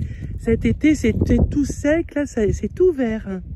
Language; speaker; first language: French; native; French